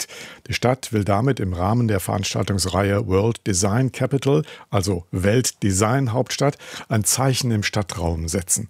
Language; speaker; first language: German; native; German